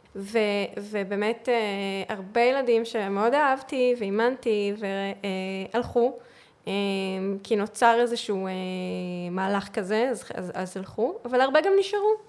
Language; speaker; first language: Hebrew; native; Hebrew